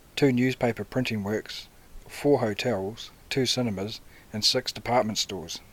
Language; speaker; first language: English; native; English